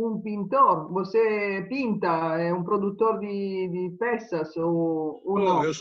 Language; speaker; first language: Portuguese; non-native, fluent; Italian